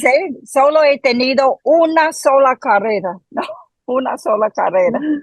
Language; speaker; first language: Spanish; non-native, fluent; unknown